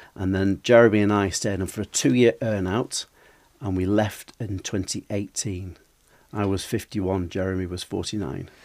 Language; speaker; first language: English; native; English